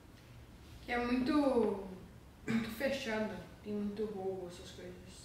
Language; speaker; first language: Portuguese; early bilingual, heritage; Portuguese